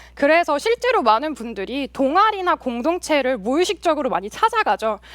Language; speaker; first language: Korean; early bilingual, heritage; Korean